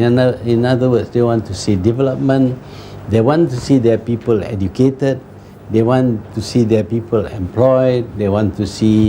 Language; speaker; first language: English; non-native, local second language; Malay